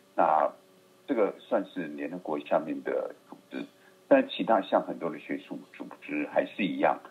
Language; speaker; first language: Chinese; native; Chinese